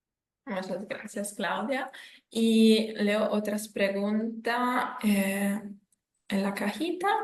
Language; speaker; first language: Spanish; non-native, fluent; Italian